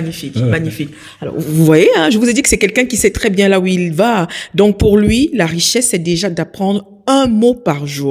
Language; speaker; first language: French; native; French